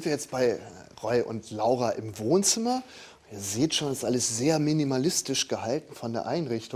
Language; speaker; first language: German; native; German